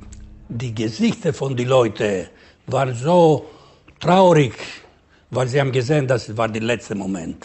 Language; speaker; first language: German; non-native, fluent; Ladino